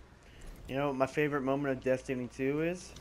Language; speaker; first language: English; native; English